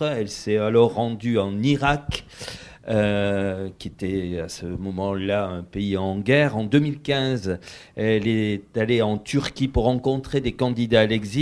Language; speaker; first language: French; native; French